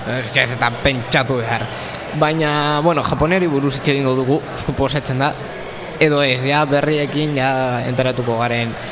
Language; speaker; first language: Basque; non-native, local second language; Spanish